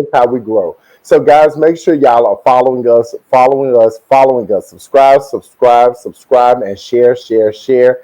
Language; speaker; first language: English; native; English